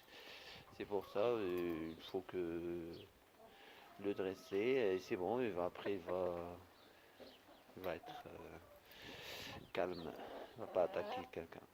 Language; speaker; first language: French; non-native, fluent; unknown